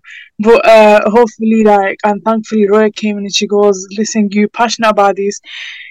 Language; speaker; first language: English; native; English